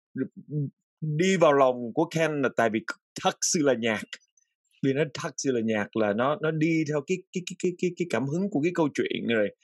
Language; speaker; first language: Vietnamese; early bilingual, heritage; Vietnamese